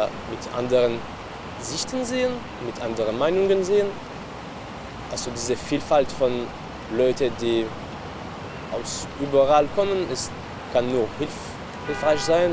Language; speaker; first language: German; non-native, learner; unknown